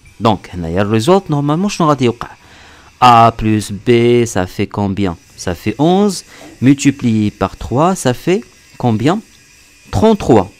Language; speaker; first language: French; non-native, local second language; Arabic